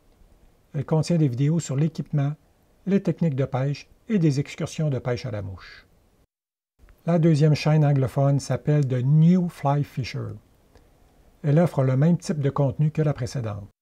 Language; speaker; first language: French; native; French